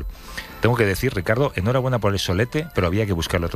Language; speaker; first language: Spanish; native; Spanish